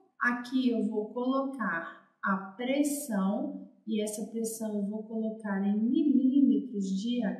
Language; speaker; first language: Portuguese; native; Portuguese